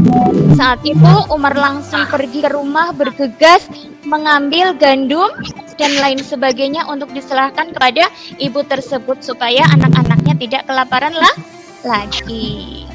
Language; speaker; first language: Indonesian; native; Indonesian